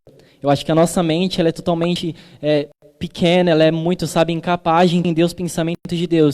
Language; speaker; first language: Portuguese; native; Portuguese